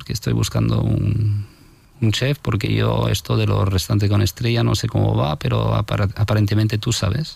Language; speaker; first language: Spanish; non-native, fluent; French